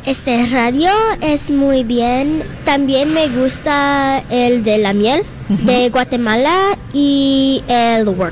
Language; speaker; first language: Spanish; non-native, learner; English